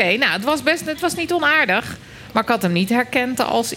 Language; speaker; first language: Dutch; native; Dutch